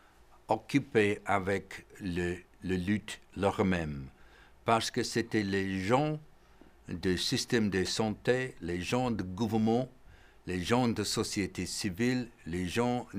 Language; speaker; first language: French; non-native, fluent; English